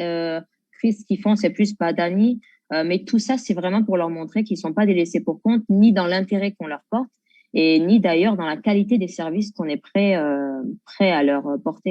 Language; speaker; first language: French; native; French